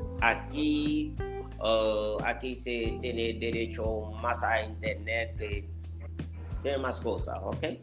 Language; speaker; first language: Spanish; non-native, learner; Haitian Creole